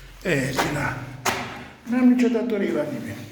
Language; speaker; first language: Romanian; native; Romanian